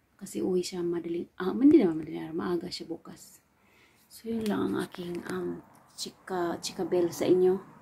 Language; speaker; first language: Filipino; non-native, local second language; Cebuano